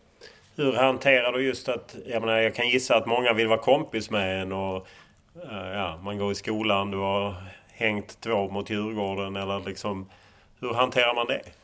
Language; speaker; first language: Swedish; native; Swedish